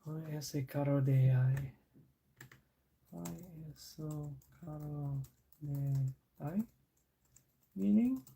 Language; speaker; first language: Spanish; non-native, learner; English